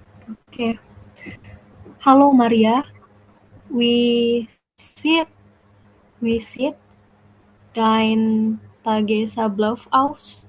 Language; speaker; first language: German; non-native, learner; Indonesian